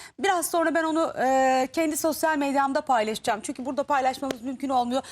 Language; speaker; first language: Turkish; native; Turkish